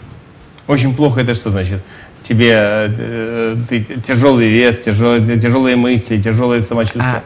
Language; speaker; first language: Russian; native; Russian